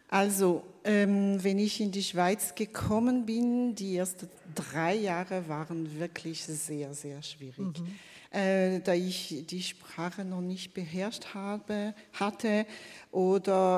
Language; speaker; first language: German; non-native, fluent; Malagasy